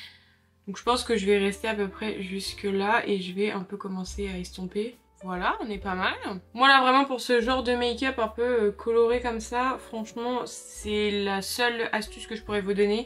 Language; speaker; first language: French; native; French